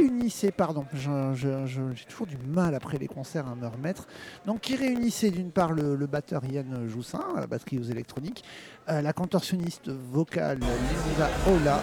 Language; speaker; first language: French; native; French